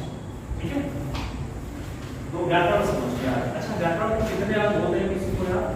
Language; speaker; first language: Hindi; native; Hindi